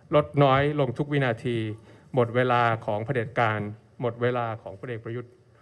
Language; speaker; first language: Thai; native; Thai